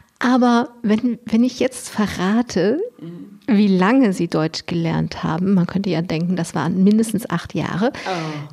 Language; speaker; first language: German; native; German